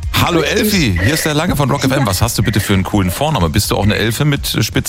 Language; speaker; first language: German; native; German